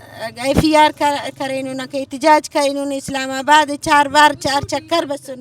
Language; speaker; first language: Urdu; non-native, local second language; Baluchi